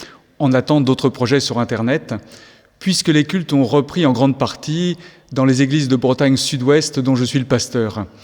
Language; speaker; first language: French; native; French